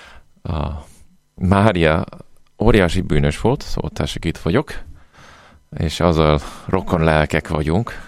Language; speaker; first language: Hungarian; non-native, fluent; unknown